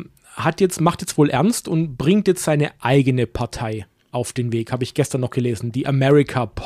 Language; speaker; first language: German; native; German